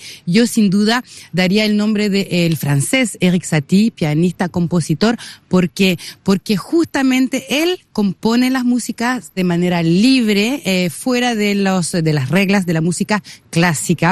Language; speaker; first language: Spanish; native; Spanish